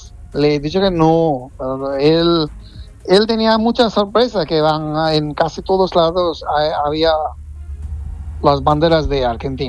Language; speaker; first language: Spanish; non-native, fluent; Bangla